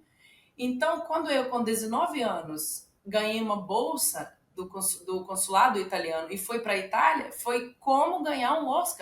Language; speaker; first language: Portuguese; non-native, fluent; Ukrainian